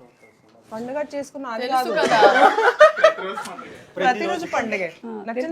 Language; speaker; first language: Telugu; non-native, fluent; Hindi